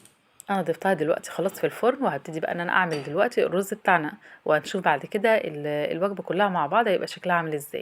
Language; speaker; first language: Arabic; native; Arabic